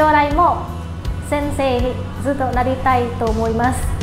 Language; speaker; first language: Japanese; non-native, learner; Khmer